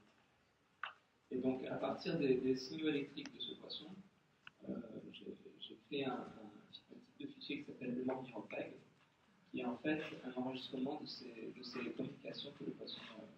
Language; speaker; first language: French; native; French